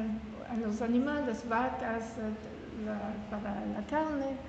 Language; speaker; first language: Spanish; non-native, learner; French